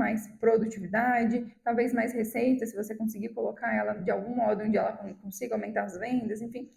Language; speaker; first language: Portuguese; native; Portuguese